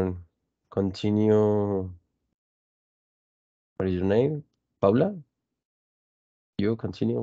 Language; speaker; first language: English; non-native, fluent; Spanish